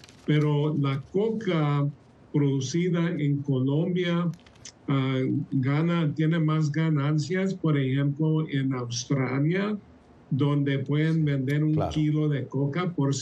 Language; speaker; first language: Spanish; early bilingual, heritage; Spanish